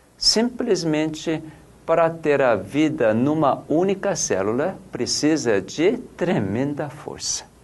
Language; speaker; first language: Portuguese; non-native, fluent; Korean